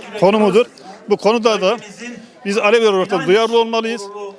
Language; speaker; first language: Turkish; native; Turkish